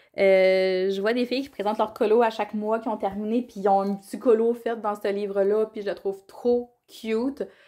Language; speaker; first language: French; native; French